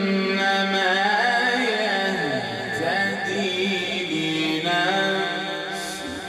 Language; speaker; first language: Arabic; native; Arabic